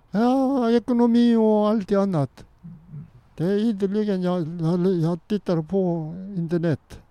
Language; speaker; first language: Swedish; non-native, fluent; Korean